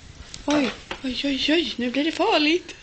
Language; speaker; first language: Swedish; native; Swedish